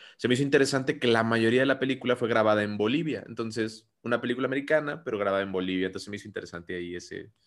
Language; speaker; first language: Spanish; native; Spanish